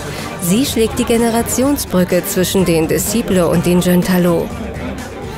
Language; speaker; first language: German; native; German